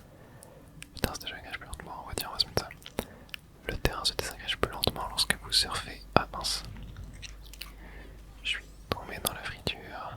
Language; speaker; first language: French; native; French